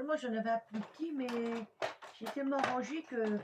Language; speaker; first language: French; native; French